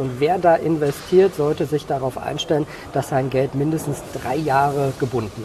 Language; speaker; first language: German; native; German